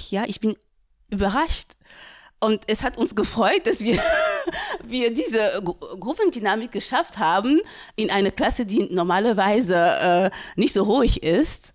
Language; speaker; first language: German; non-native, fluent; French